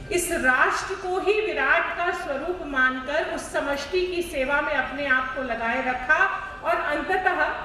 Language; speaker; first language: Hindi; native; Hindi